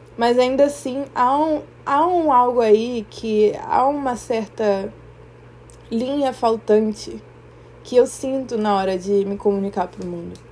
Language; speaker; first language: Portuguese; native; Portuguese